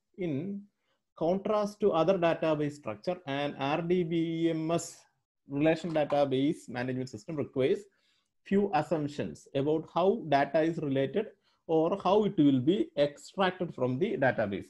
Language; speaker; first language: English; non-native, local second language; Malayalam